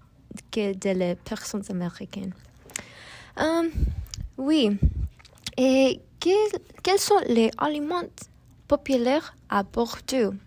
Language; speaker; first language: French; non-native, learner; English